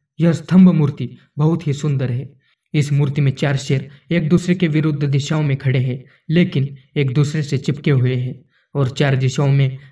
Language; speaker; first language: Hindi; non-native, local second language; Marathi